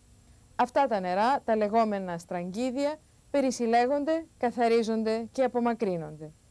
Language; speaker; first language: Greek; native; Greek